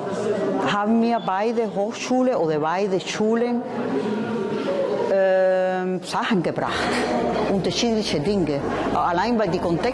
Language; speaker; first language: German; non-native, fluent; Spanish